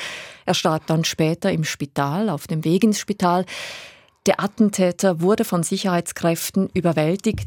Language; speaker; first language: German; native; German